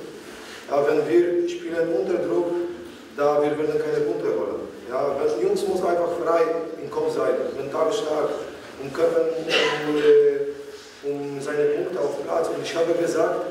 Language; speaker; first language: German; non-native, learner; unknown